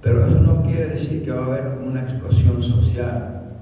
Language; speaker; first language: Spanish; early bilingual, other home language; English